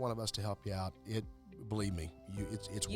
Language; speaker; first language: English; native; English